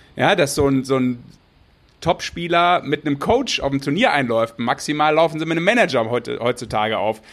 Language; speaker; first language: German; native; German